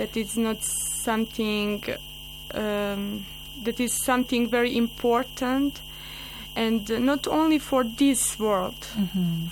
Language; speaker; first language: English; non-native, learner; Bosnian